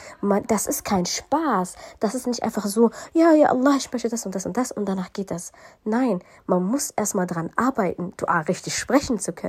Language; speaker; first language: German; early bilingual, other home language; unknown